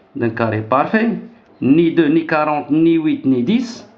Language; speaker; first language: French; non-native, local second language; Arabic